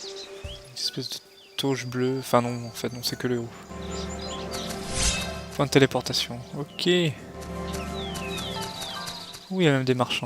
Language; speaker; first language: French; native; French